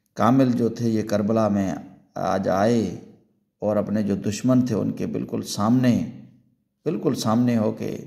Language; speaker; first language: Urdu; non-native, local second language; Sindhi